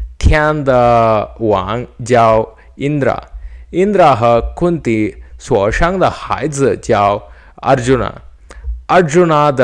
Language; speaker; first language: Chinese; non-native, learner; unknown